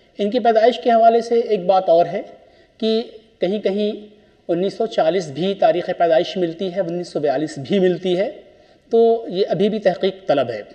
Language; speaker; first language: Urdu; native; Urdu